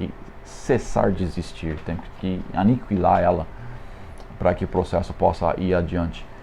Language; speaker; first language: Portuguese; non-native, fluent; English